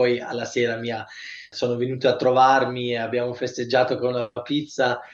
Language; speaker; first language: Italian; early bilingual, heritage; Italian